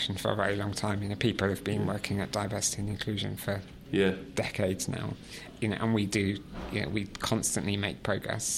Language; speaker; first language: English; native; English